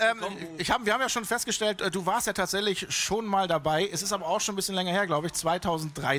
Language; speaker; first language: German; native; German